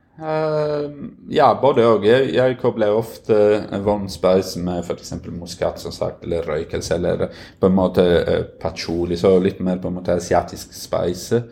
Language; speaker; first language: Norwegian; non-native, fluent; Italian